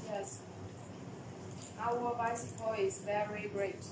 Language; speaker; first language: English; non-native, learner; Chinese